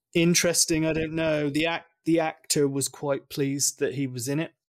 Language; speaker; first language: English; early bilingual, other home language; German